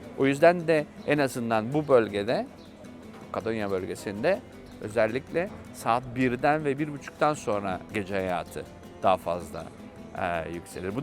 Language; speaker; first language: Turkish; native; Turkish